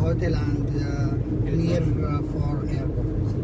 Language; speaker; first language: English; non-native, learner; Arabic